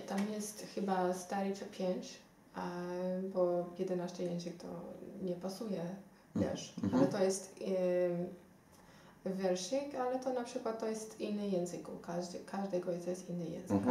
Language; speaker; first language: Polish; non-native, learner; Xhosa